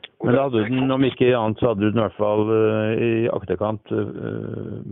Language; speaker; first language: Norwegian; native; Norwegian